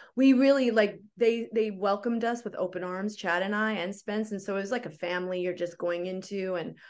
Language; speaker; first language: English; native; English